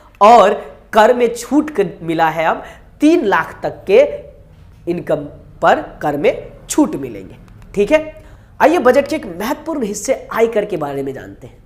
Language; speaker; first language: Hindi; native; Hindi